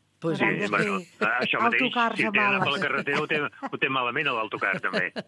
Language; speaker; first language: Catalan; native; Catalan